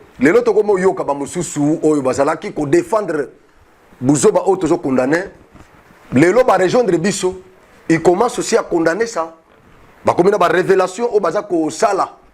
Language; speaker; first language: Lingala; non-native, local second language; Luba-Lulua